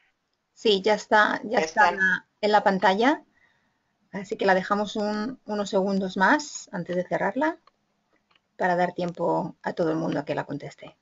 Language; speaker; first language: Spanish; native; Spanish